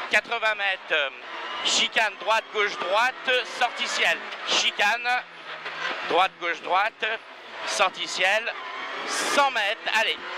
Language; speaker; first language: French; native; French